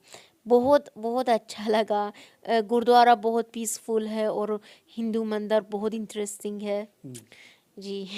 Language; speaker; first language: Hindi; non-native, learner; Persian